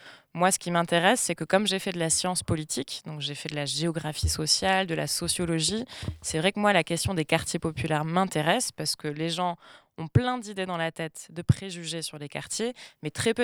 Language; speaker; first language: French; native; French